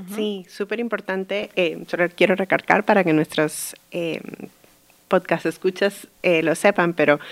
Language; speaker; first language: Spanish; native; Spanish